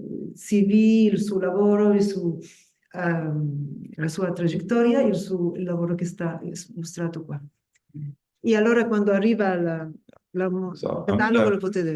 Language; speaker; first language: Italian; non-native, fluent; Spanish